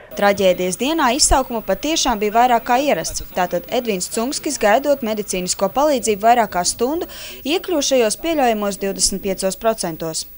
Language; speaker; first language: Latvian; native; Latvian